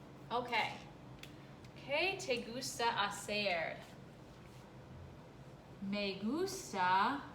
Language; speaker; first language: Spanish; non-native, fluent; English